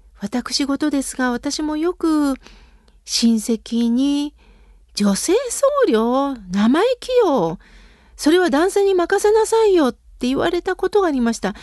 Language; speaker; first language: Japanese; native; Japanese